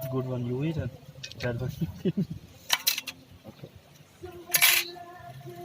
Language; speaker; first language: English; non-native, learner; Urdu